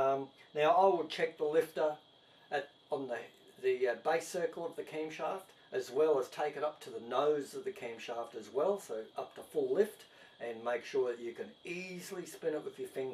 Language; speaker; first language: English; native; English